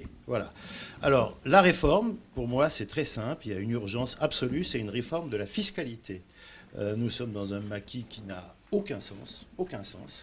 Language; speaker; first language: French; native; French